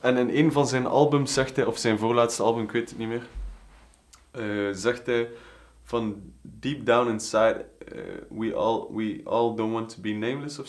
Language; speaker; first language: Dutch; native; Dutch